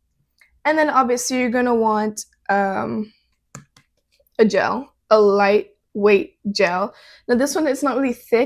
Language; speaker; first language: English; native; English